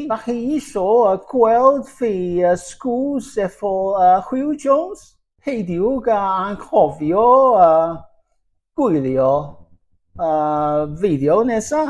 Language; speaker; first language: Welsh; non-native, learner; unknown